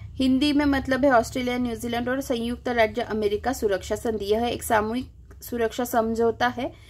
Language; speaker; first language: Hindi; non-native, local second language; Marathi